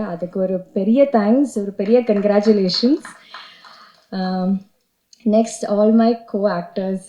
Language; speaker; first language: Tamil; non-native, fluent; Malayalam